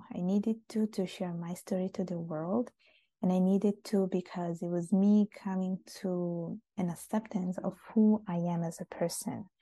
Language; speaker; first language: English; non-native, fluent; Italian